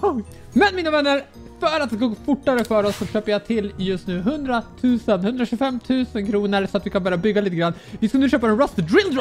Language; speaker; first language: Swedish; native; Swedish